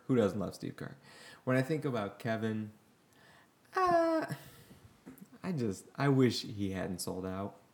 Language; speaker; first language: English; native; English